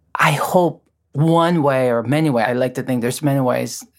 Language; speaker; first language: English; non-native, local second language; Filipino